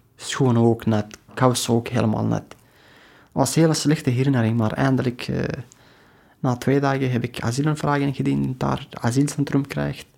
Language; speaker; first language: Dutch; non-native, learner; Persian